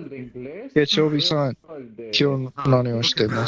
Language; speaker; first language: Japanese; non-native, learner; English